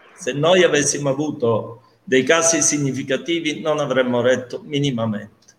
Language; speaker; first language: Italian; native; Italian